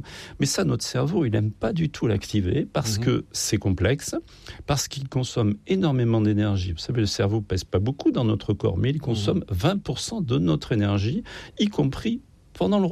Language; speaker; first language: French; native; French